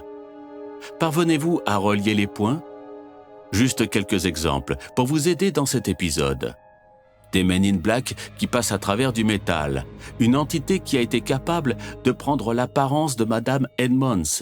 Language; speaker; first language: French; native; French